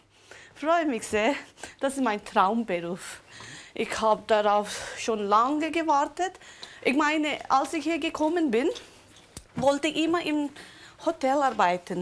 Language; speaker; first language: German; non-native, local second language; Tibetan